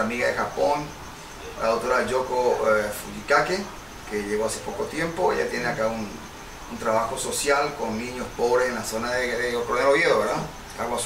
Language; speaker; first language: Spanish; native; Spanish